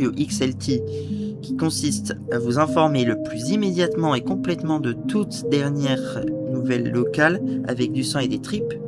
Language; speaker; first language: French; native; French